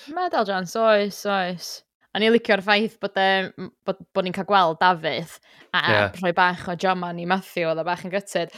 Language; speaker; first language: Welsh; native; Welsh